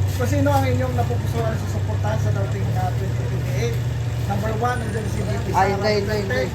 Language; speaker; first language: Filipino; native; Filipino